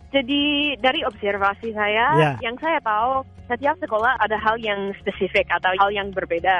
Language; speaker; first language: Indonesian; non-native, fluent; English